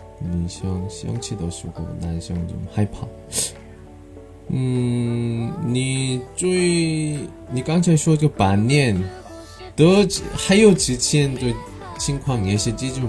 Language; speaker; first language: Chinese; non-native, learner; Korean